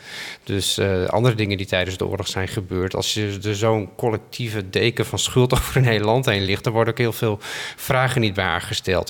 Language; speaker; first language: Dutch; native; Dutch